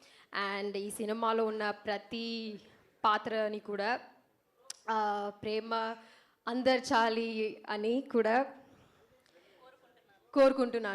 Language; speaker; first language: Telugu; non-native, learner; English